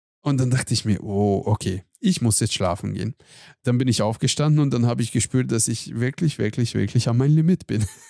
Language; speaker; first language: German; non-native, fluent; Hungarian